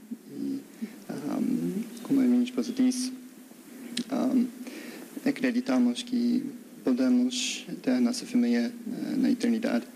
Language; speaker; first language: Portuguese; non-native, learner; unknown